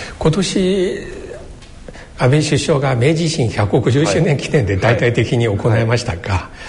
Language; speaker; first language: Japanese; non-native, fluent; Chinese